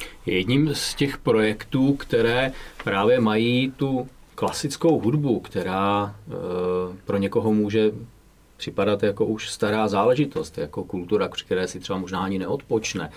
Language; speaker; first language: Czech; native; Czech